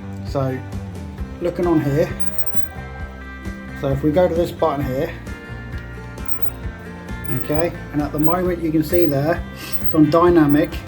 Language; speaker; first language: English; native; English